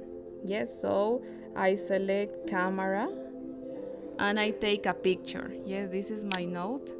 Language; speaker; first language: English; non-native, learner; Spanish